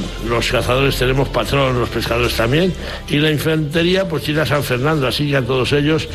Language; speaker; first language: Spanish; native; Spanish